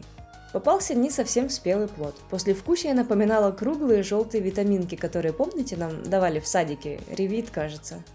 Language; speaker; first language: Russian; native; Russian